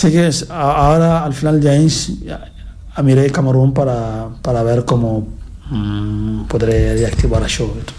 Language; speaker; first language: Catalan; non-native, fluent; Fula